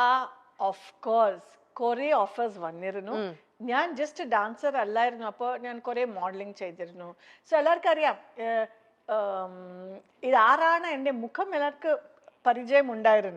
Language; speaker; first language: Malayalam; non-native, local second language; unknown